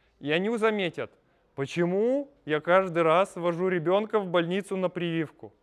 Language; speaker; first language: Russian; native; Russian